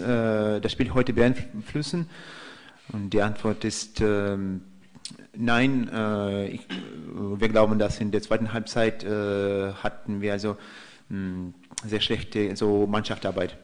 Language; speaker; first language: German; non-native, fluent; Russian